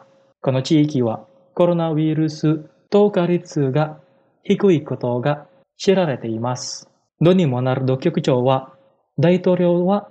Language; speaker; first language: Japanese; non-native, fluent; Indonesian